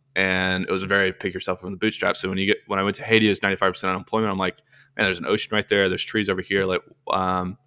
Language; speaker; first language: English; native; English